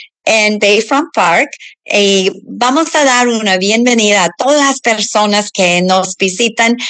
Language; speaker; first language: Spanish; non-native, learner; English